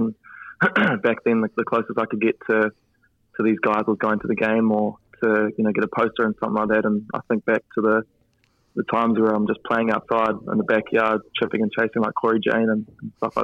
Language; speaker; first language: English; native; English